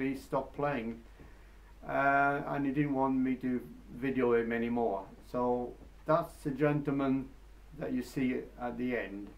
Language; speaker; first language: English; native; English